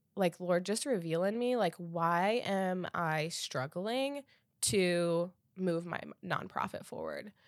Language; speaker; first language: English; native; English